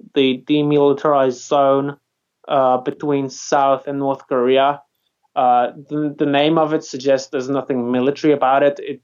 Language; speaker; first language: English; non-native, fluent; Polish